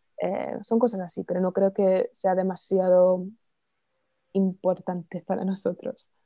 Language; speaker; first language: Spanish; non-native, fluent; English